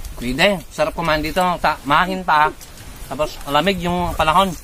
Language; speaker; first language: Filipino; non-native, local second language; Pangasinan